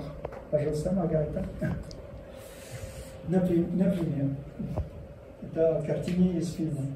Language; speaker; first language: Russian; non-native, learner; French